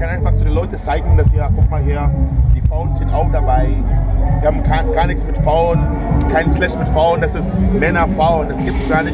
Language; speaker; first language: German; non-native, fluent; English